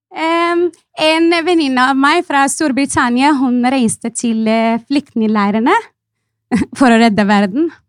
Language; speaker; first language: Norwegian; non-native, fluent; Arabic